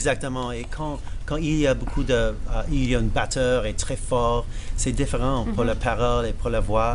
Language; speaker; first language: French; non-native, learner; English